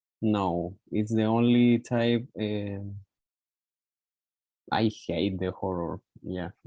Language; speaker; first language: English; non-native, learner; Spanish